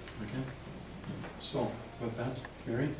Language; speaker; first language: English; native; English